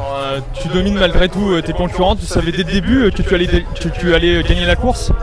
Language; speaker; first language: French; native; French